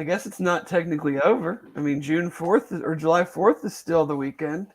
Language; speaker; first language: English; native; English